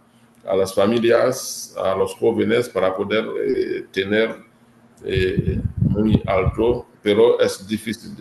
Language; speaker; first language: Spanish; non-native, fluent; Haitian Creole